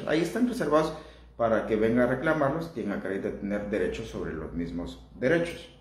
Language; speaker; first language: Spanish; native; Spanish